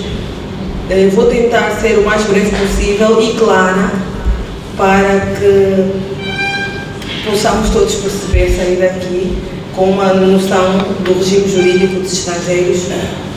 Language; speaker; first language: Portuguese; native; Portuguese